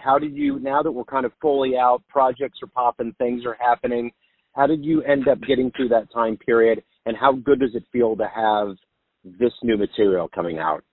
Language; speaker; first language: English; native; English